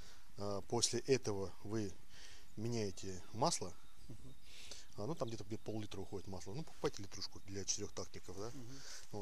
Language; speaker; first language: Russian; native; Russian